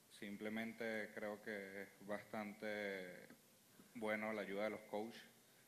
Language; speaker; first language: English; non-native, learner; Spanish